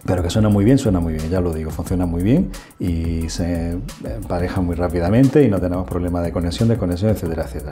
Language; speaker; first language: Spanish; native; Spanish